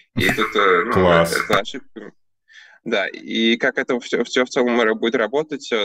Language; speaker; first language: Russian; early bilingual, other home language; Armenian